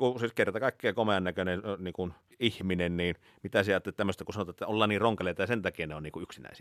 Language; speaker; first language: Finnish; native; Finnish